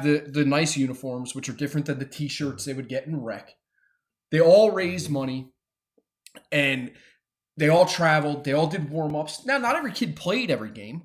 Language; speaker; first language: English; native; English